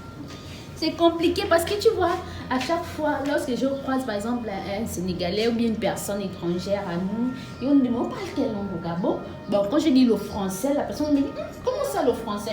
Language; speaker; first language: French; non-native, local second language; Fang